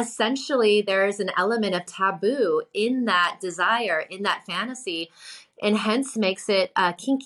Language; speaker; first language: English; native; English